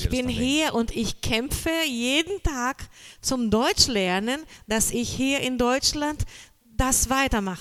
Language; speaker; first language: German; non-native, learner; Portuguese